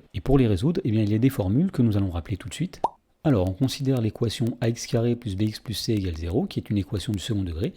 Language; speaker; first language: French; native; French